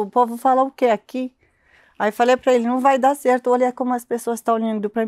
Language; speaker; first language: Portuguese; non-native, learner; Arabic